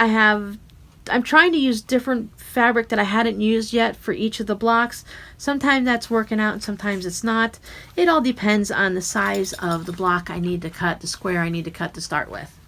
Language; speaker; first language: English; native; English